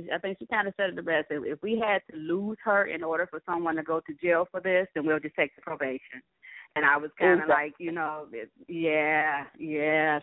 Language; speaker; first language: English; native; English